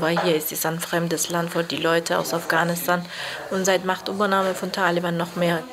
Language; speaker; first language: German; non-native, fluent; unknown